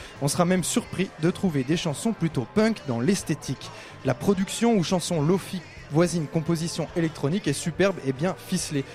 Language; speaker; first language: French; native; French